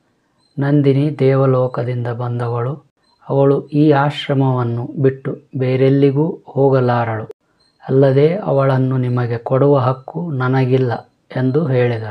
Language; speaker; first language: Kannada; native; Kannada